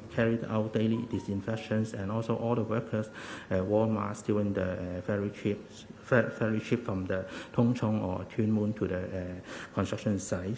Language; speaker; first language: English; non-native, local second language; Cantonese